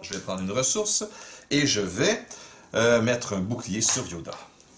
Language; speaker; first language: French; native; French